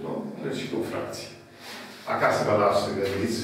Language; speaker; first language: Romanian; native; Romanian